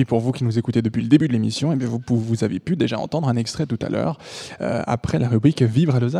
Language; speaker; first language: French; native; French